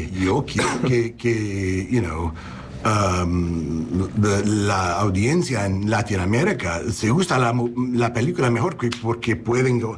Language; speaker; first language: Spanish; non-native, learner; English